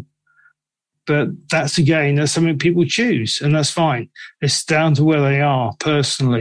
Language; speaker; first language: English; native; English